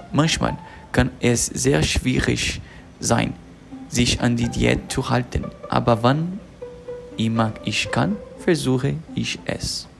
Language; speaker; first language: German; non-native, learner; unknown